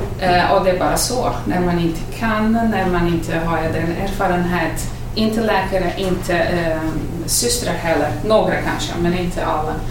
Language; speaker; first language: Swedish; non-native, fluent; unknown